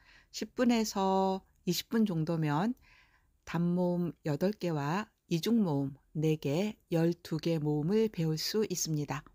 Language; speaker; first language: Korean; native; Korean